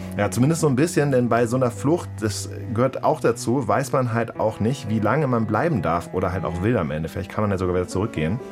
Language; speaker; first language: German; native; German